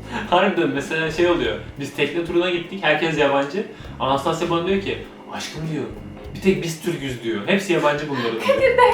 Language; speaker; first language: Turkish; native; Turkish